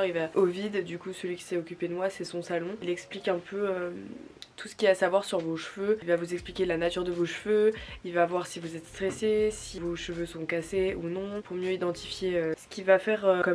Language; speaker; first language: French; native; French